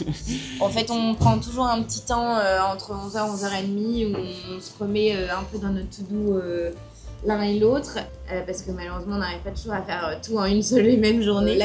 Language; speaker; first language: French; native; French